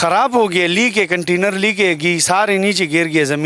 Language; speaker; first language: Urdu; non-native, local second language; Pashto